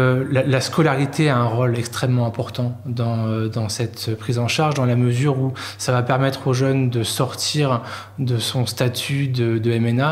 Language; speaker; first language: French; native; French